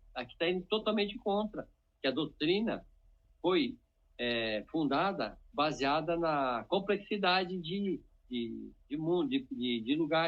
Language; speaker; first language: Portuguese; native; Portuguese